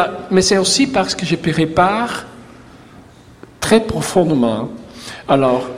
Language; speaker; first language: French; non-native, learner; Dutch